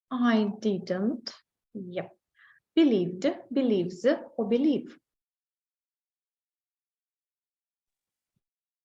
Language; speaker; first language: English; non-native, fluent; Ukrainian